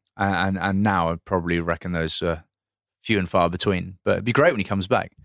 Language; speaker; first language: English; native; English